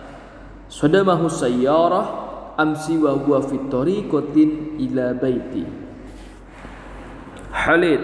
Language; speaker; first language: Arabic; non-native, fluent; Indonesian